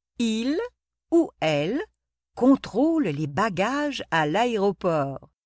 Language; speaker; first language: French; non-native, local second language; Arabic